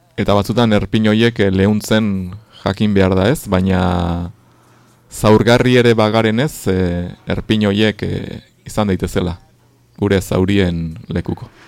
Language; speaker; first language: Basque; native; Basque